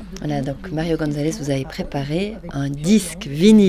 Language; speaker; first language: French; native; French